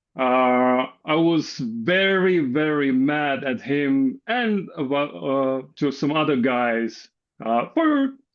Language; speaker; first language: English; non-native, fluent; Estonian